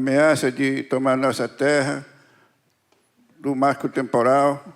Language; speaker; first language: Portuguese; non-native, local second language; Kayapó